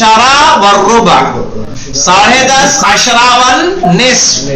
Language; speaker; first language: Arabic; non-native, fluent; Urdu